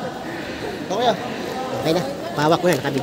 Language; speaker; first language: Filipino; native; Filipino